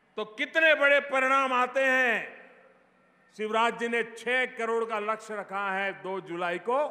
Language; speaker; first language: Hindi; non-native, local second language; Gujarati